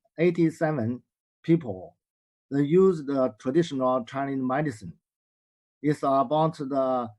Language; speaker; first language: English; non-native, learner; Chinese